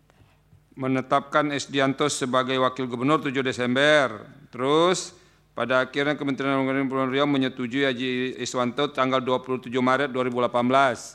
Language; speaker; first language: Indonesian; native; Indonesian